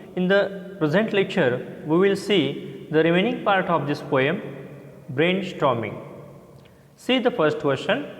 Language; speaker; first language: English; non-native, local second language; Marathi